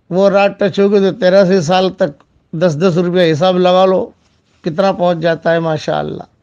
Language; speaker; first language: Urdu; non-native, local second language; Gujarati